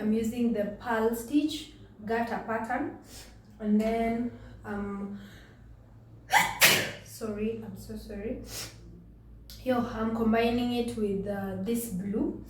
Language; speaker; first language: English; non-native, local second language; Swahili